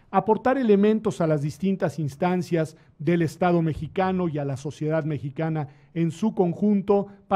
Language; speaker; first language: Spanish; native; Spanish